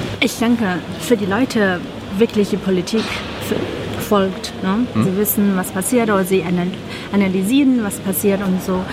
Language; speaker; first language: German; non-native, learner; Chinese